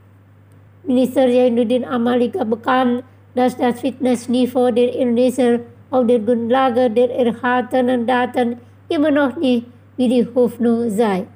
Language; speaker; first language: German; non-native, fluent; Indonesian